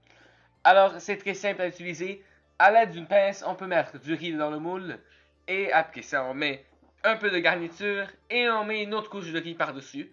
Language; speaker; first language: French; native; French